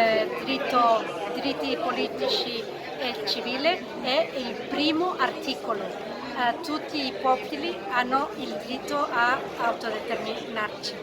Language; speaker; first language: Italian; non-native, fluent; Catalan